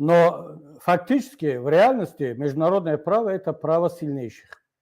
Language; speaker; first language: Russian; non-native, local second language; Tajik